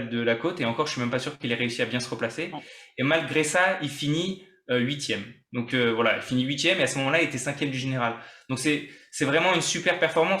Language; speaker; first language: French; native; French